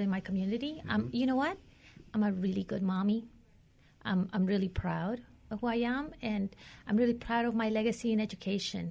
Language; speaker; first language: English; non-native, fluent; Spanish